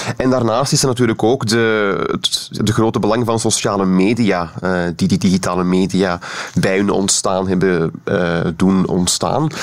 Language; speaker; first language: Dutch; native; Dutch